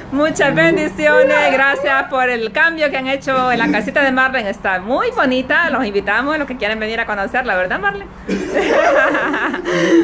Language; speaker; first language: Spanish; native; Spanish